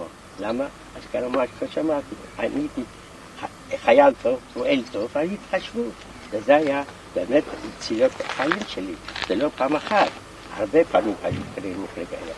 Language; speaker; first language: Hebrew; non-native, fluent; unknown